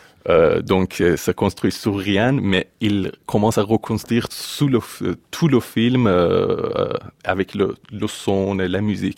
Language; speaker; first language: French; non-native, fluent; Persian